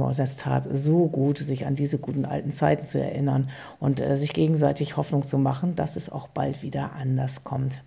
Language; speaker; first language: German; native; German